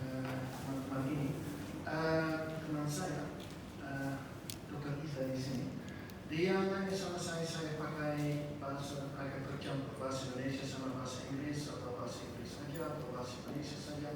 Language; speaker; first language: Indonesian; non-native, fluent; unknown